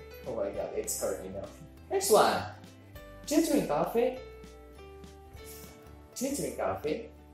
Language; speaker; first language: English; non-native, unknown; Javanese